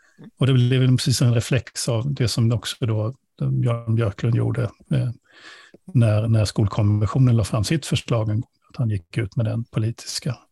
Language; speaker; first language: Swedish; native; Swedish